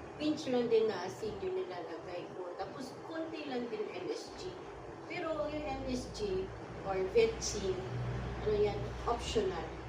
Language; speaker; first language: Filipino; non-native, local second language; Cebuano